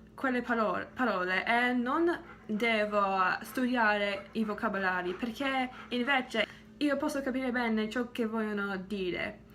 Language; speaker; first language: Italian; non-native, learner; English